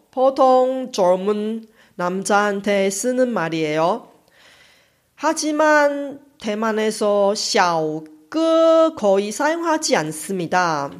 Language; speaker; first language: Korean; non-native, fluent; Chinese